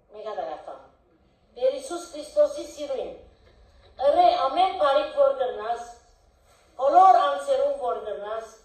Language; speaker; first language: Armenian; early bilingual, heritage; Armenian